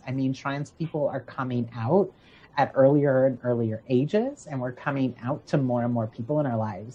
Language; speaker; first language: English; native; English